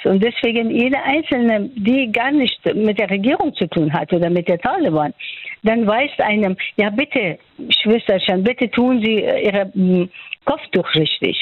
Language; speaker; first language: German; non-native, fluent; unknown